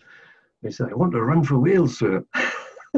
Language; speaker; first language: English; native; English